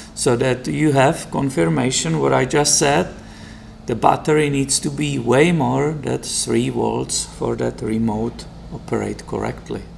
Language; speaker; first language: English; non-native, fluent; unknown